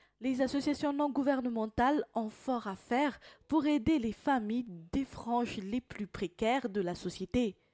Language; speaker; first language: French; non-native, local second language; Malagasy